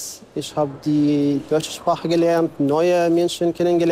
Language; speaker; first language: German; non-native, learner; Arabic